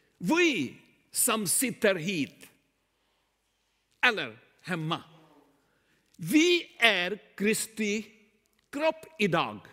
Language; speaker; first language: Swedish; non-native, learner; Urdu